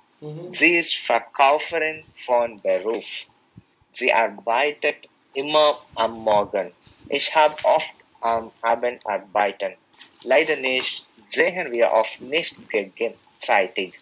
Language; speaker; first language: German; non-native, learner; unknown